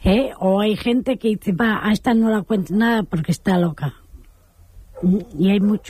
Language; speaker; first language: Spanish; native; Spanish